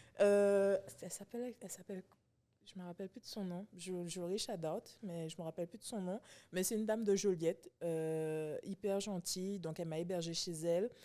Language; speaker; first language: French; native; French